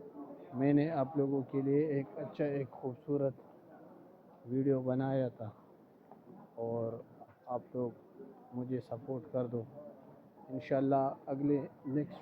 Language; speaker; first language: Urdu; non-native, local second language; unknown